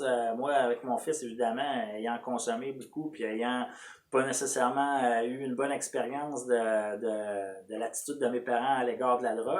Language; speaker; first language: French; native; French